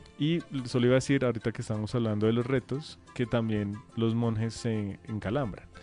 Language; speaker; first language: Spanish; native; Spanish